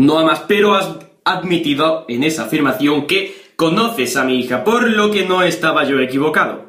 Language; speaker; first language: Spanish; native; Spanish